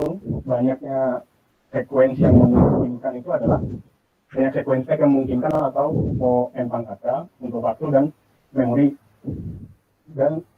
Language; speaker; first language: Indonesian; native; Indonesian